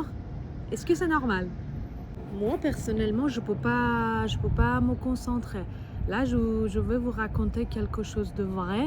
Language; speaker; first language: French; non-native, fluent; Persian